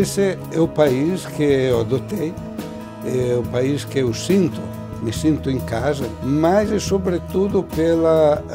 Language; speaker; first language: Portuguese; non-native, fluent; Italian